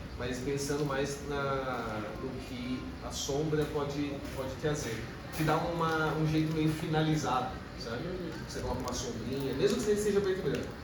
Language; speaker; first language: Portuguese; native; Portuguese